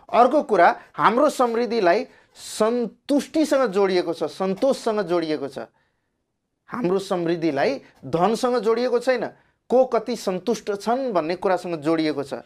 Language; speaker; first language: Nepali; non-native, local second language; Maithili